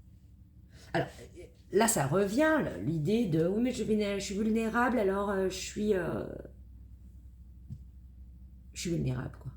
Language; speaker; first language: French; native; French